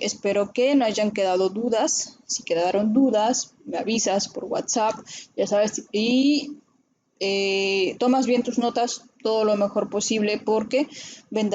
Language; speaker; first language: Spanish; native; Spanish